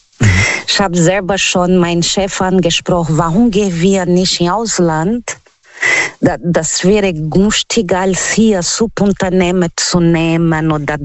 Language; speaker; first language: German; non-native, learner; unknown